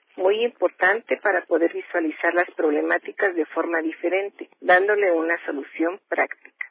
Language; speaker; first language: Spanish; native; Spanish